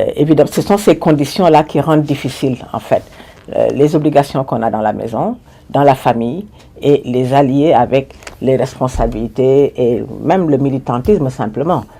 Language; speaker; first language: French; non-native, local second language; Wolof